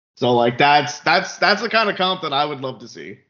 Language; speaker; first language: English; native; English